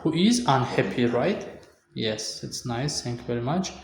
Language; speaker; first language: English; non-native, fluent; Tajik